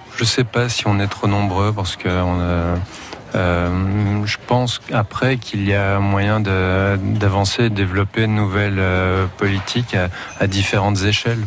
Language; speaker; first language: French; native; French